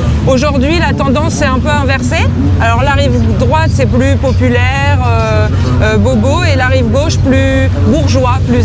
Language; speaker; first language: French; native; French